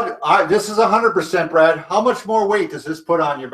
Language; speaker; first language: English; native; English